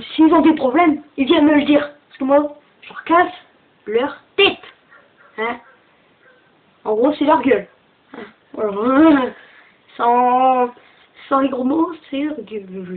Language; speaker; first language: French; native; French